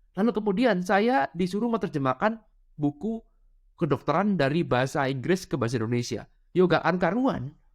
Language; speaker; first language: Indonesian; non-native, local second language; Madurese